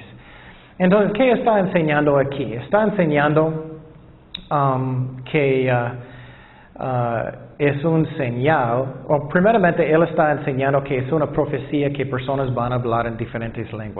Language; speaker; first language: Spanish; non-native, fluent; English